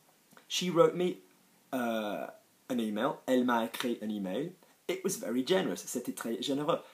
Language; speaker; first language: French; non-native, fluent; English